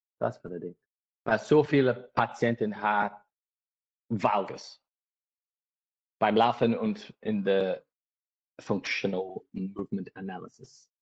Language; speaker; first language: German; non-native, learner; English